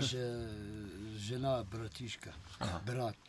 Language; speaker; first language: Russian; non-native, local second language; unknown